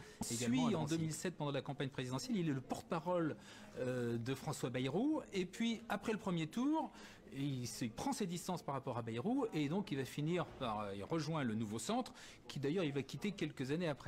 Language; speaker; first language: French; native; French